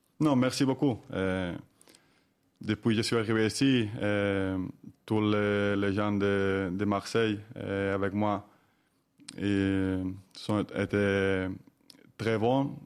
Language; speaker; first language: French; non-native, learner; Spanish